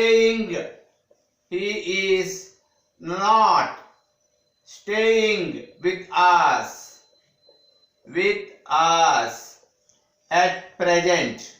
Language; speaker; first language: English; non-native, local second language; Telugu